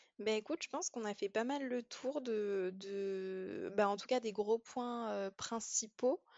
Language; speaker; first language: French; early bilingual, other home language; English